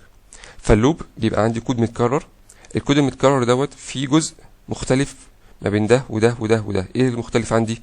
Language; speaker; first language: Arabic; native; Arabic